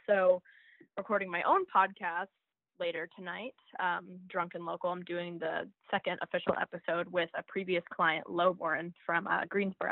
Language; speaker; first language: English; native; English